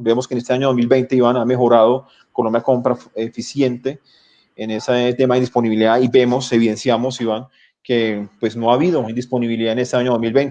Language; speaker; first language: Spanish; native; Spanish